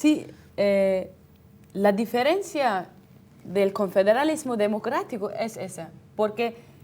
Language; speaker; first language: Spanish; non-native, fluent; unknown